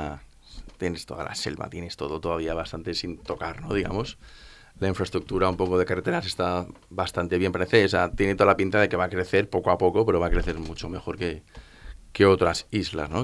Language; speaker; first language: Spanish; native; Spanish